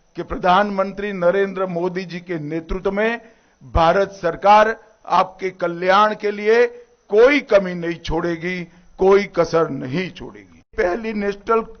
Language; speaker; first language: Hindi; non-native, local second language; Gujarati